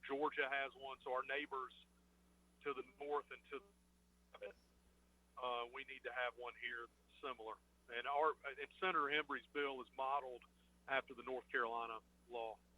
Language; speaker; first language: English; native; English